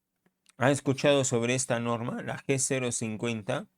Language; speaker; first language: Spanish; native; Spanish